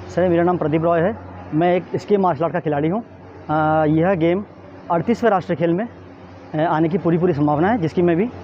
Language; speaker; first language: Hindi; native; Hindi